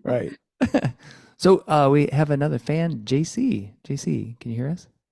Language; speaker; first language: English; native; English